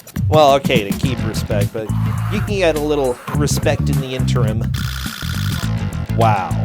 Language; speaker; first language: English; native; English